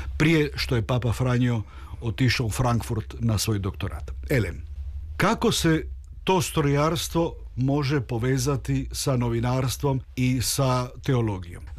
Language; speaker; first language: Croatian; early bilingual, heritage; Croatian